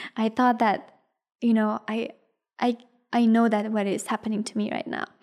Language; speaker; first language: English; non-native, fluent; Persian